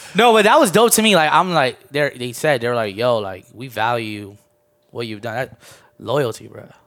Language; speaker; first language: English; early bilingual, other home language; Armenian